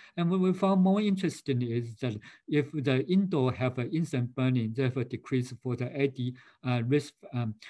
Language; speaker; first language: English; non-native, fluent; Chinese